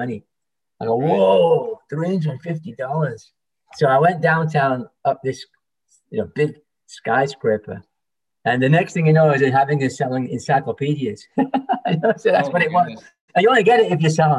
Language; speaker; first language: English; native; English